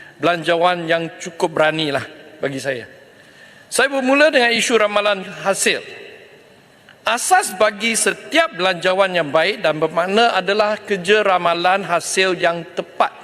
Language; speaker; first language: Malay; non-native, local second language; Chinese